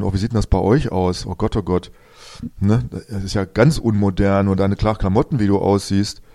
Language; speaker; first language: German; native; German